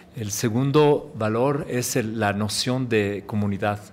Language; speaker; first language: Spanish; early bilingual, heritage; Spanish